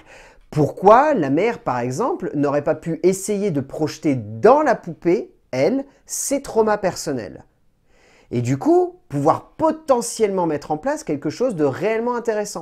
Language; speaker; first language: French; native; French